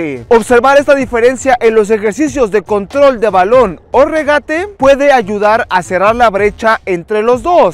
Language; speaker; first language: Spanish; native; Spanish